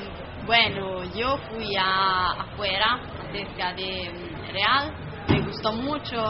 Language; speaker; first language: Spanish; non-native, fluent; Italian